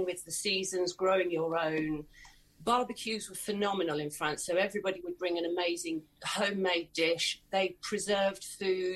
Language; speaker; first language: English; native; English